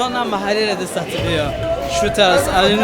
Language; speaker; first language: Turkish; non-native, fluent; Rundi